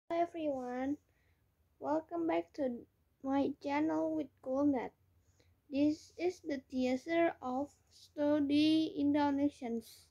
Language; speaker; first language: English; non-native, learner; Indonesian